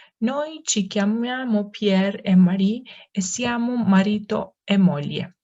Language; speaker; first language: Italian; non-native, fluent; Turkish